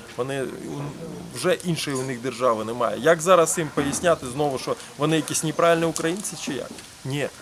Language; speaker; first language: Ukrainian; early bilingual, heritage; Ukrainian